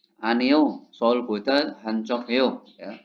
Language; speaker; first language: Korean; non-native, learner; Indonesian